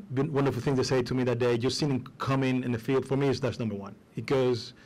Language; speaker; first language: English; non-native, fluent; Spanish